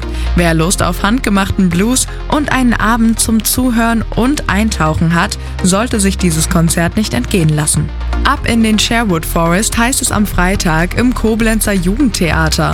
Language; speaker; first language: German; native; German